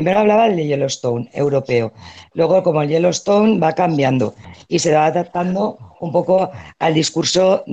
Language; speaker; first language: Spanish; non-native, local second language; Catalan